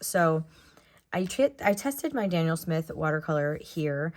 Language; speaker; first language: English; native; English